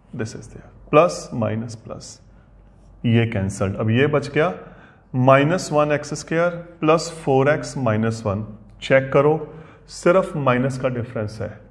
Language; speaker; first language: Hindi; non-native, local second language; Punjabi